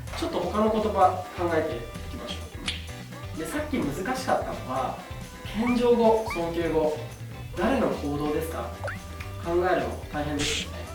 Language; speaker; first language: Japanese; native; Japanese